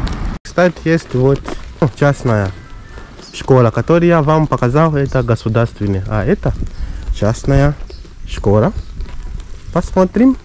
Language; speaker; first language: Russian; non-native, fluent; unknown